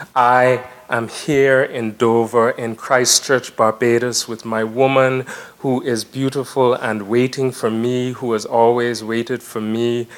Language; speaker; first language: English; native; English